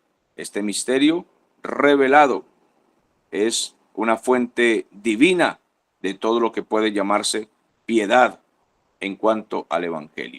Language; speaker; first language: Spanish; native; Spanish